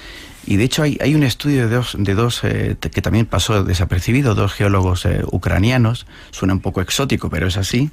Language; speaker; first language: Spanish; native; Spanish